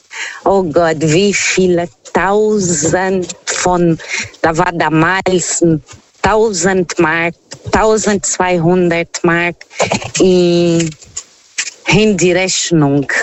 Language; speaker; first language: German; non-native, fluent; Portuguese